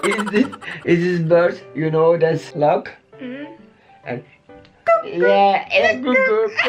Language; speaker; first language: English; non-native, learner; Turkish